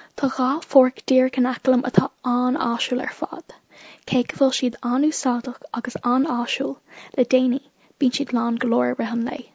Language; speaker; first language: Irish; non-native, local second language; English